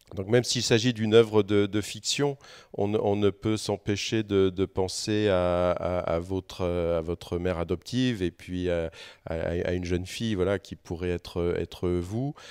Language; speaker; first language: French; native; French